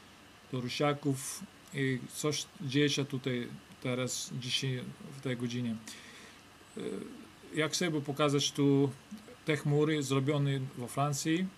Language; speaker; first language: Polish; non-native, learner; Lithuanian